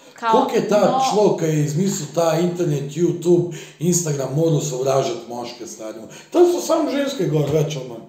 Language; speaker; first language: Slovenian; early bilingual, other home language; Bosnian